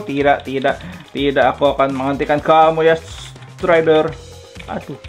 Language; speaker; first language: Indonesian; native; Indonesian